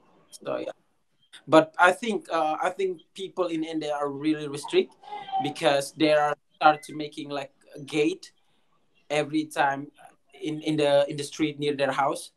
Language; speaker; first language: English; non-native, learner; Indonesian